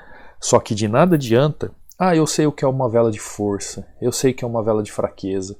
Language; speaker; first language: Portuguese; native; Portuguese